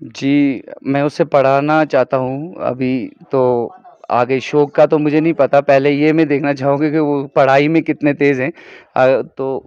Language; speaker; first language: Hindi; non-native, local second language; Kashmiri